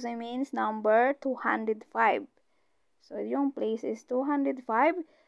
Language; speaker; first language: English; non-native, local second language; Filipino